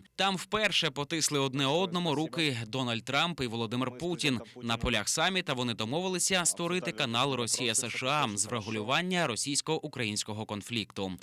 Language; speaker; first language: Ukrainian; native; Ukrainian